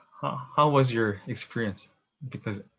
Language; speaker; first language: English; non-native, learner; Korean